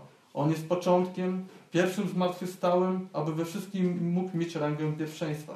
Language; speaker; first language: Polish; native; Polish